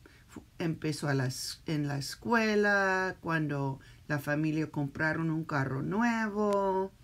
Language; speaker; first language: Spanish; early bilingual, heritage; Spanish